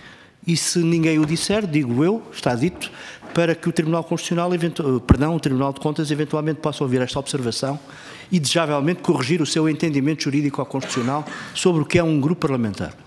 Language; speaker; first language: Portuguese; native; Portuguese